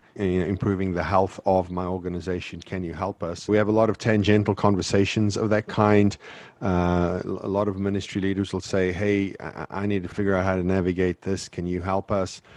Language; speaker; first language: English; native; English